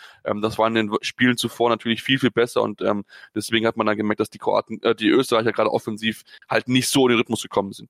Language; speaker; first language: German; native; German